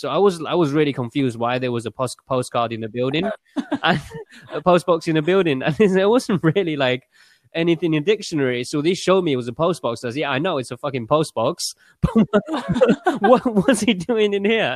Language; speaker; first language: English; early bilingual, other home language; Chinese